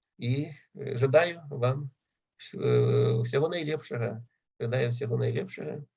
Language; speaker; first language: Belarusian; native; Belarusian